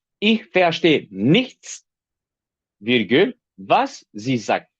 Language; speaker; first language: German; non-native, fluent; Turkish